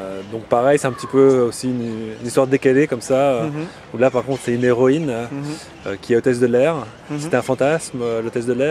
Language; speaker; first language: French; native; French